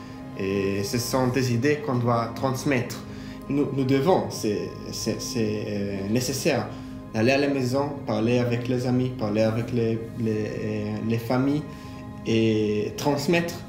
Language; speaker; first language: French; non-native, fluent; Hebrew